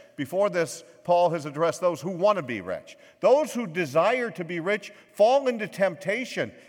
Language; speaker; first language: English; native; English